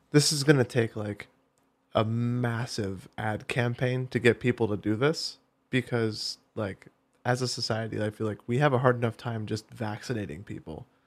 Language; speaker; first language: English; native; English